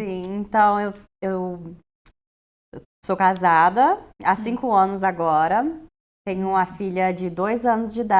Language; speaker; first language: Portuguese; early bilingual, heritage; Portuguese